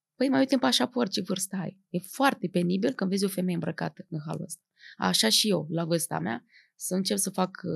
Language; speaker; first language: Romanian; native; Romanian